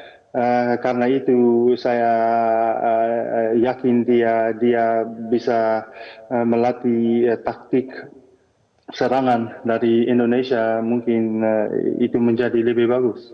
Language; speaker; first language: Indonesian; early bilingual, heritage; Dutch